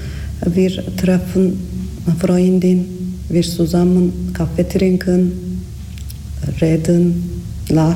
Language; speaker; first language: German; non-native, learner; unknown